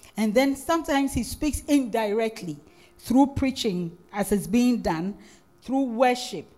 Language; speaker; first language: English; non-native, local second language; Akan